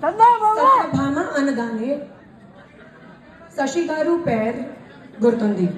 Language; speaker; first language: Telugu; non-native, learner; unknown